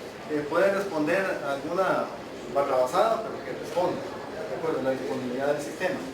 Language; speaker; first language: Spanish; native; Spanish